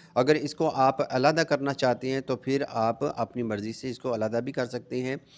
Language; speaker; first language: Urdu; non-native, local second language; Punjabi